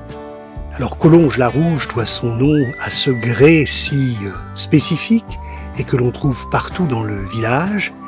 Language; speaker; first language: French; native; French